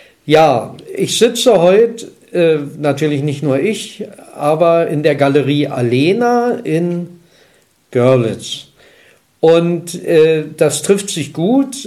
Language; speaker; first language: German; native; German